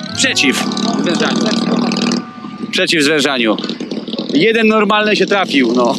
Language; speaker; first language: Polish; native; Polish